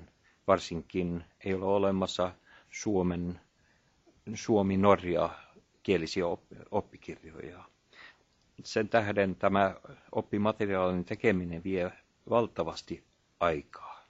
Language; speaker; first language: Finnish; non-native, fluent; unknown